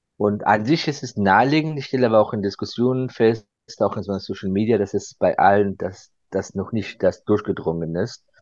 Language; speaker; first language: German; early bilingual, other home language; Persian